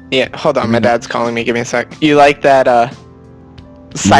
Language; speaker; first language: English; native; English